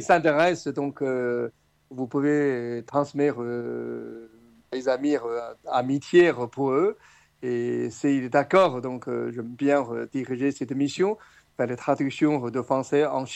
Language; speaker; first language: French; non-native, fluent; Chinese